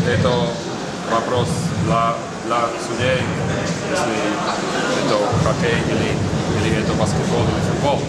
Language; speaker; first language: Russian; non-native, learner; Slovak